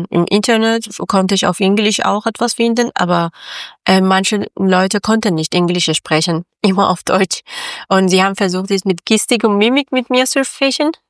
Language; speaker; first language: German; non-native, learner; Persian